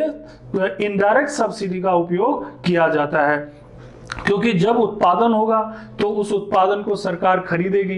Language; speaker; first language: Hindi; native; Hindi